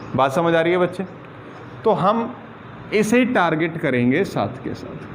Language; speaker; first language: Hindi; non-native, local second language; Punjabi